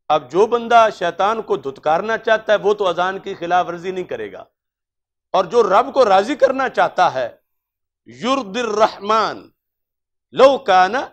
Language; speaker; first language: Urdu; non-native, local second language; Punjabi